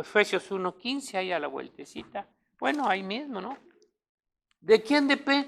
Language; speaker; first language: Spanish; native; Spanish